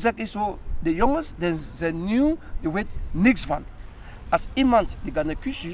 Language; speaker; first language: Dutch; non-native, learner; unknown